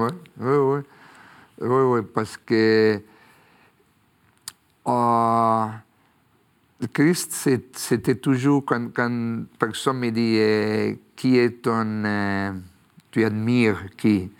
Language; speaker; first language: French; non-native, fluent; Spanish